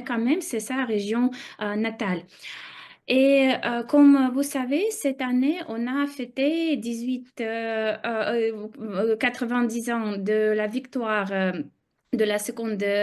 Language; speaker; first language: French; non-native, fluent; Russian